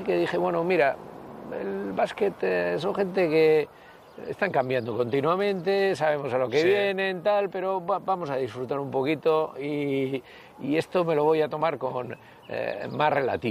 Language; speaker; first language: Spanish; native; Spanish